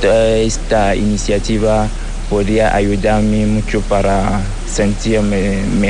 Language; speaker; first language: Spanish; non-native, learner; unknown